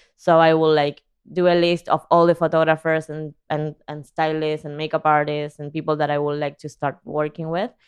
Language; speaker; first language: English; non-native, fluent; Spanish